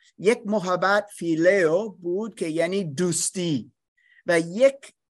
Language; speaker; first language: Persian; non-native, learner; English